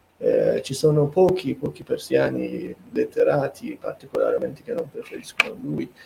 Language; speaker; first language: Italian; non-native, fluent; Persian